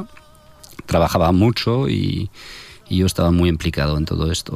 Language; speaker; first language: Spanish; non-native, fluent; French